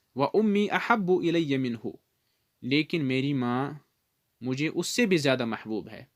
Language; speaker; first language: Urdu; non-native, local second language; Kashmiri